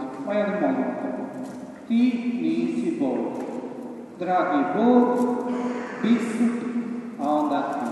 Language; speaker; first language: Serbian; native; Serbian